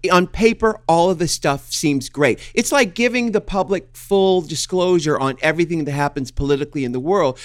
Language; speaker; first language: English; native; English